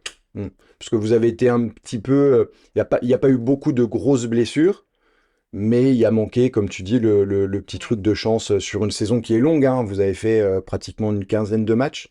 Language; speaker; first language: French; native; French